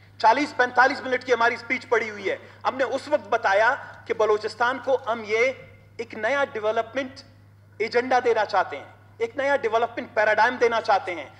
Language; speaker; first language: Urdu; non-native, local second language; Baluchi